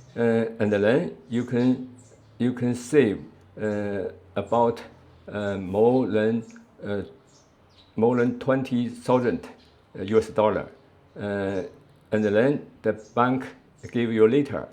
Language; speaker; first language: English; non-native, learner; Chinese